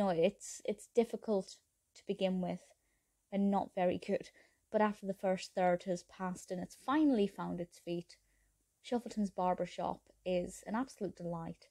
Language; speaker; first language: English; native; English